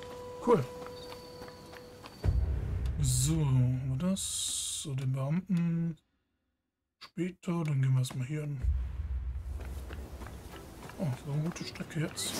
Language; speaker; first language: German; native; German